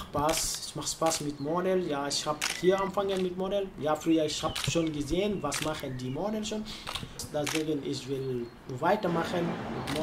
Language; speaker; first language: German; non-native, learner; French